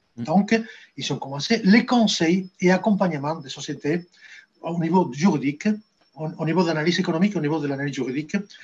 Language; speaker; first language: French; non-native, fluent; Spanish